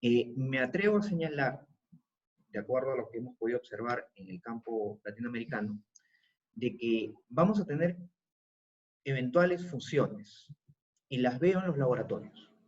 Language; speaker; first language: Spanish; native; Spanish